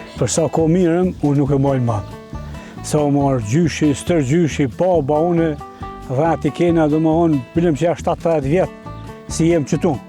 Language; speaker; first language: Albanian; native; Albanian